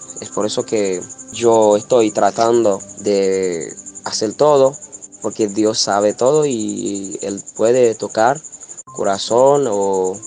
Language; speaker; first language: Spanish; non-native, learner; Haitian Creole